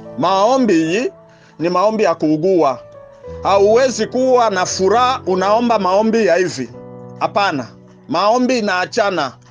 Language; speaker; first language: Swahili; native; Swahili